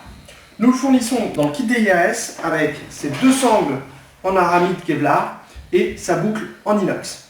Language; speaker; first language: French; native; French